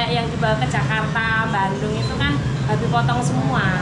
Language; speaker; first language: Indonesian; native; Indonesian